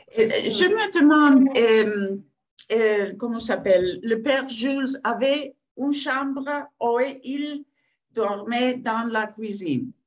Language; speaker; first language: French; non-native, fluent; Spanish